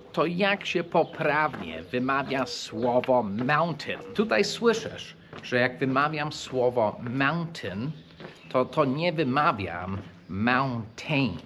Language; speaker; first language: Polish; non-native, fluent; English